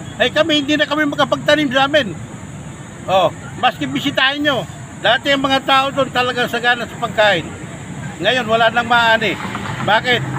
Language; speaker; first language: Filipino; native; Filipino